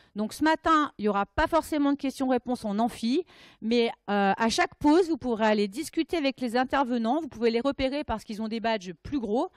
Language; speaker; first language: French; native; French